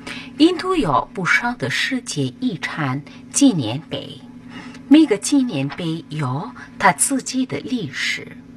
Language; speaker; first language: Chinese; non-native, fluent; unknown